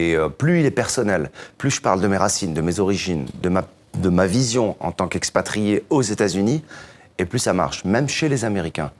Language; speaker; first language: French; native; French